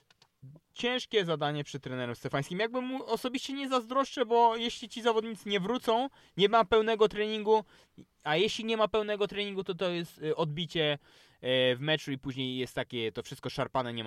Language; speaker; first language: Polish; native; Polish